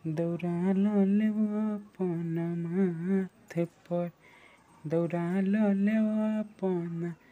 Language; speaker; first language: Hindi; native; Hindi